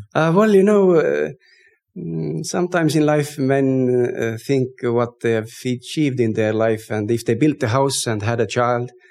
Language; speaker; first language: English; non-native, fluent; Estonian